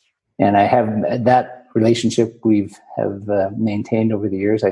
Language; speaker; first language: English; native; English